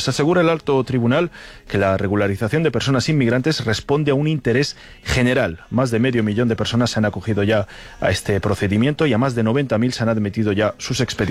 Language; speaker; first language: Spanish; native; Spanish